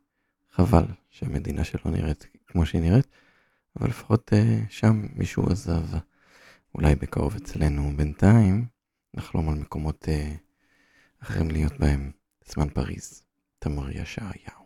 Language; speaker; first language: Hebrew; native; Hebrew